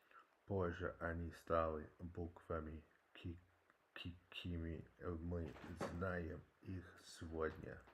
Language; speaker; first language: Russian; non-native, learner; English